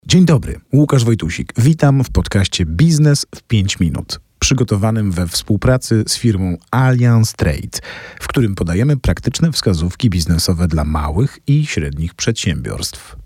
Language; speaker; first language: Polish; native; Polish